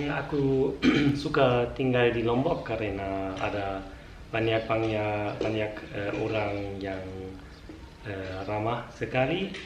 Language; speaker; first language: Indonesian; non-native, fluent; German